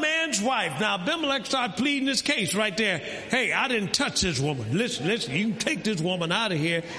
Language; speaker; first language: English; native; English